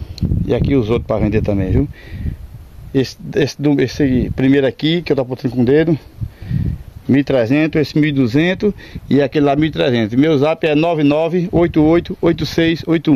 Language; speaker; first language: Portuguese; native; Portuguese